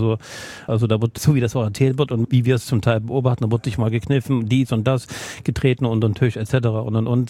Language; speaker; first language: German; native; German